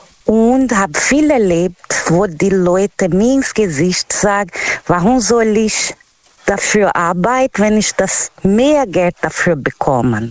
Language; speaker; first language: German; non-native, learner; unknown